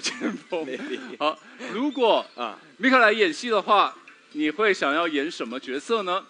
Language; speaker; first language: Chinese; native; Chinese